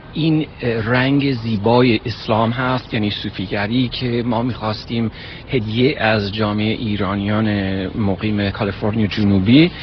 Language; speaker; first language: Persian; non-native, fluent; English